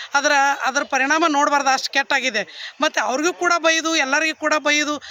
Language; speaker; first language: Kannada; native; Kannada